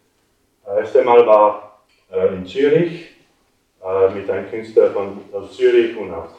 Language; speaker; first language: German; non-native, learner; French